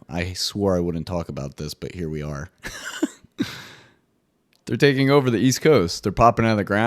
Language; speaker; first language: English; native; English